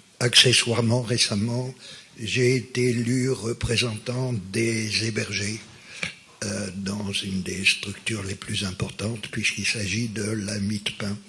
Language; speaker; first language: French; native; French